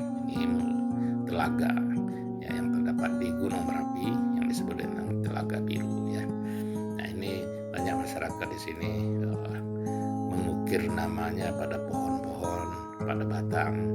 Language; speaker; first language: Indonesian; non-native, local second language; Minangkabau